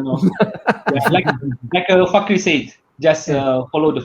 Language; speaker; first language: English; non-native, learner; Malay